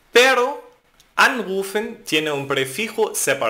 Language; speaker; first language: Spanish; non-native, fluent; German